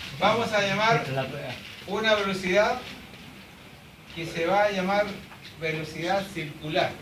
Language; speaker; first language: Spanish; native; Spanish